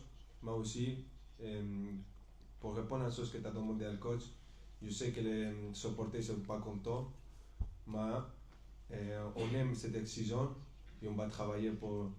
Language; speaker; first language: French; non-native, fluent; Spanish